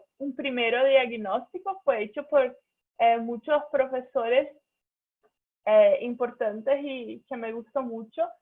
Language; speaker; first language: Spanish; non-native, fluent; Portuguese